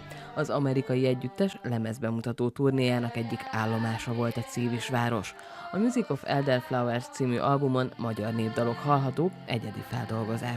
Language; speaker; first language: Hungarian; native; Hungarian